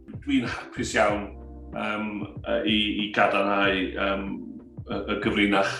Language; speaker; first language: Welsh; native; Welsh